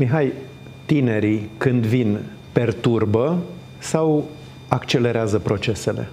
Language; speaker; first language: Romanian; native; Romanian